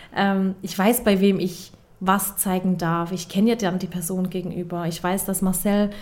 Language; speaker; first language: German; early bilingual, other home language; Turkish